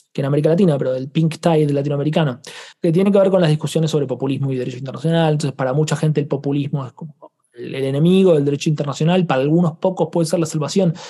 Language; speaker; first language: Spanish; native; Spanish